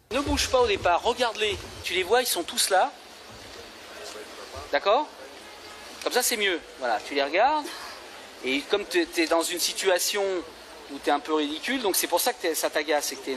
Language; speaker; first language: French; native; French